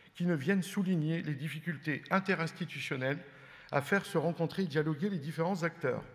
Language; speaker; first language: French; native; French